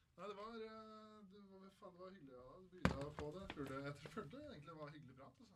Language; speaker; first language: Norwegian; native; Norwegian